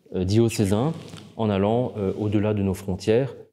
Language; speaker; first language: French; native; French